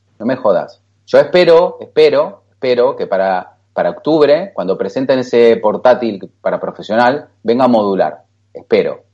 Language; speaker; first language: Spanish; native; Spanish